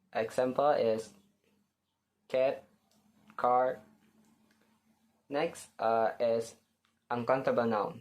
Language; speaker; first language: English; non-native, learner; Indonesian